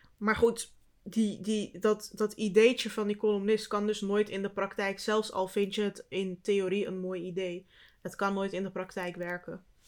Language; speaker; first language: Dutch; early bilingual, other home language; Turkish